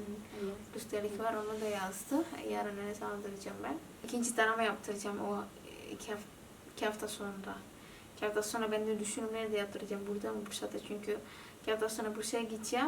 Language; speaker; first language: Turkish; non-native, learner; Indonesian